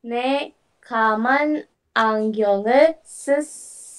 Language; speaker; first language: Korean; non-native, learner; Indonesian